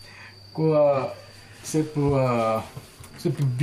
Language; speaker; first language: French; non-native, learner; Japanese